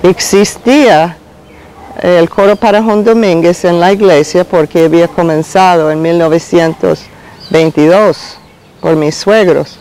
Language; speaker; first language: Spanish; non-native, fluent; English